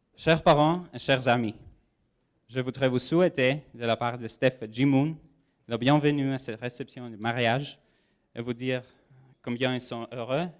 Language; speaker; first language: French; non-native, learner; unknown